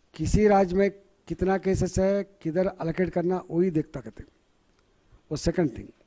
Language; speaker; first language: Hindi; non-native, local second language; Telugu